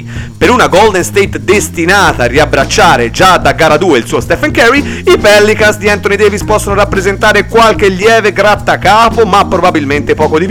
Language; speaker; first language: Italian; native; Italian